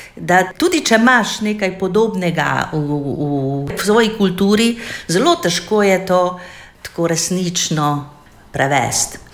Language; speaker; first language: Slovenian; non-native, fluent; Hungarian